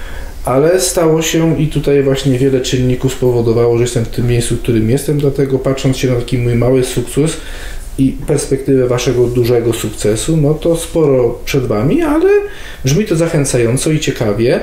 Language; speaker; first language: Polish; native; Polish